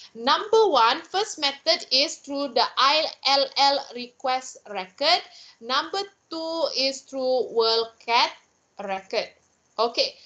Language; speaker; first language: English; non-native, local second language; Malay